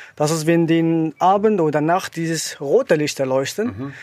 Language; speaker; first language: German; non-native, learner; Arabic